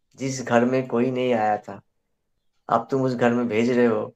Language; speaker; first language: Hindi; native; Hindi